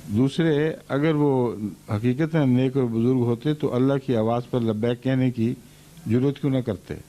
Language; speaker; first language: Urdu; native; Urdu